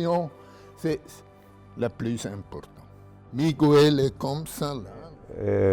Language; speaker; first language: French; non-native, local second language; German